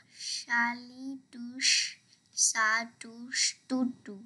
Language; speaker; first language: French; non-native, learner; English